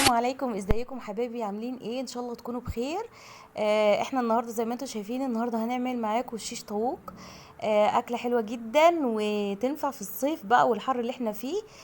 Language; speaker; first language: Arabic; native; Arabic